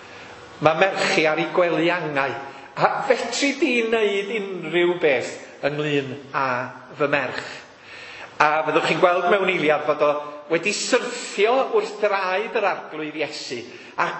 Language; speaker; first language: Welsh; native; Welsh